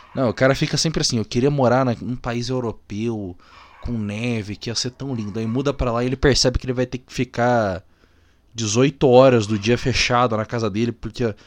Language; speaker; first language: Portuguese; native; Portuguese